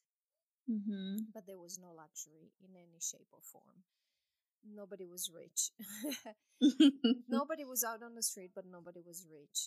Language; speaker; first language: English; non-native, fluent; Croatian